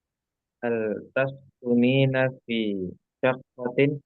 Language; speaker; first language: Arabic; non-native, learner; Indonesian